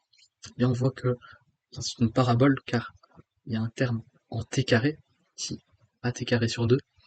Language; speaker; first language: French; native; French